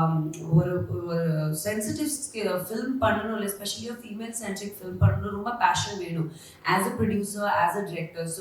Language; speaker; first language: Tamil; non-native, learner; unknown